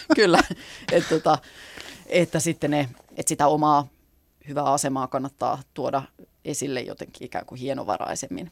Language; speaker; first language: Finnish; native; Finnish